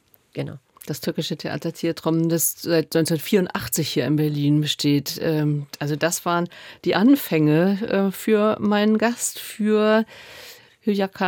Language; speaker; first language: German; native; German